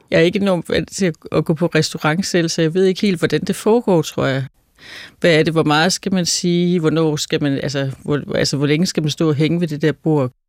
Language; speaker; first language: Danish; native; Danish